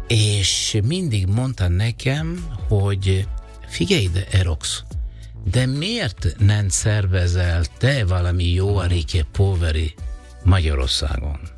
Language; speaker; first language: Hungarian; non-native, learner; Italian